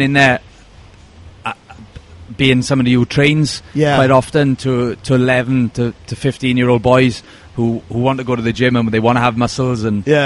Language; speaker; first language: English; native; English